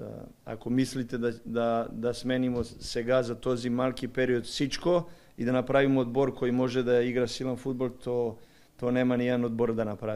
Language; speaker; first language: Bulgarian; non-native, learner; Serbian